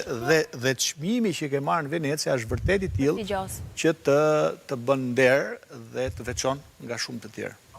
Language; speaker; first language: Albanian; native; Albanian